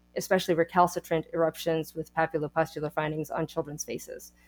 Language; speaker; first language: English; native; English